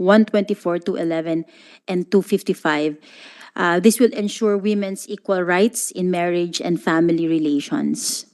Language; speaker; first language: English; non-native, local second language; Filipino